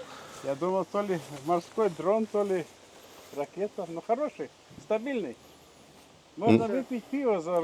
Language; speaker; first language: Russian; non-native, learner; Latvian